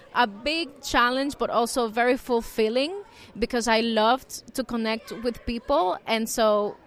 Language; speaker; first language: English; non-native, fluent; Spanish